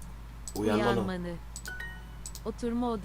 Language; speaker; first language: Turkish; non-native, learner; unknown